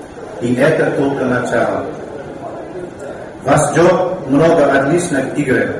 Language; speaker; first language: Russian; non-native, learner; English